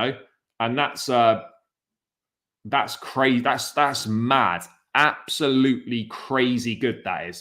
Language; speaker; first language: English; native; English